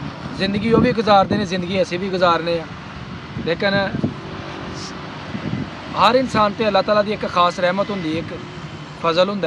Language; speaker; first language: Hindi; non-native, local second language; Punjabi